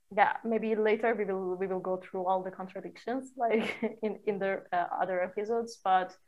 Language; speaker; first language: English; non-native, fluent; Persian